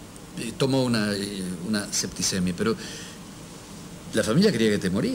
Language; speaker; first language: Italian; non-native, learner; Spanish